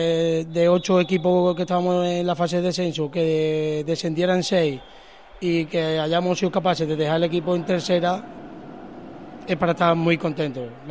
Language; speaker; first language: Spanish; native; Spanish